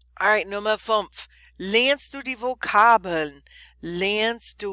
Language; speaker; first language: German; non-native, fluent; English